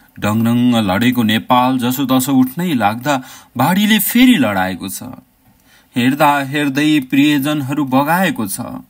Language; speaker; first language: Nepali; native; Nepali